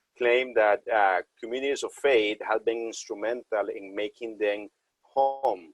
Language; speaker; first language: English; non-native, fluent; Spanish